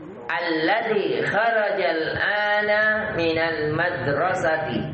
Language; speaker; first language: Arabic; non-native, fluent; Indonesian